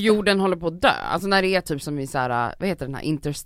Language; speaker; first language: Swedish; native; Swedish